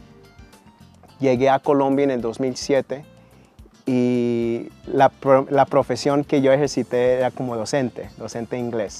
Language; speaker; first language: Spanish; early bilingual, heritage; Spanish